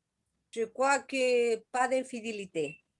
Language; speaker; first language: French; non-native, learner; Spanish